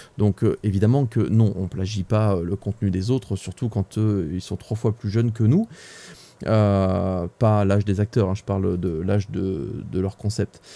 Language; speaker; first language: French; native; French